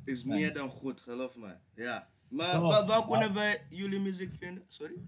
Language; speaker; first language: Dutch; non-native, fluent; English